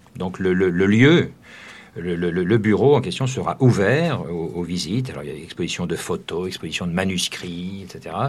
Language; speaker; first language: French; native; French